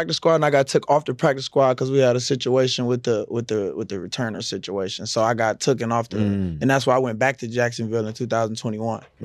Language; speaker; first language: English; native; English